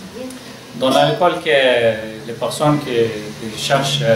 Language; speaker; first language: French; non-native, learner; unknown